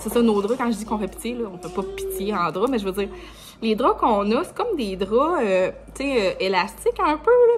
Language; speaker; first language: French; native; French